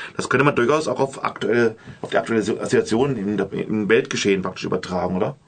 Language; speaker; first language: German; native; German